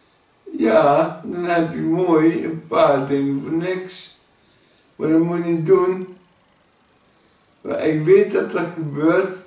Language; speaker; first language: Dutch; native; Dutch